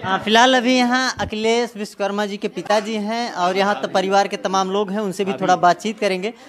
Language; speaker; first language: Hindi; native; Hindi